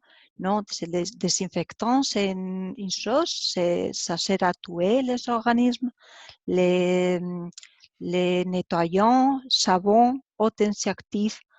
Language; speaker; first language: French; non-native, learner; Spanish